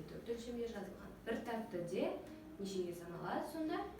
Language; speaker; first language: Kazakh; native; Kazakh